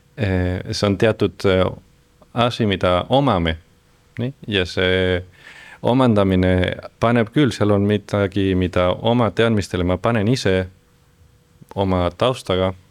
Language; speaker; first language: Estonian; non-native, fluent; Spanish